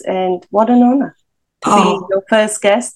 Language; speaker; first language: English; non-native, fluent; Serbian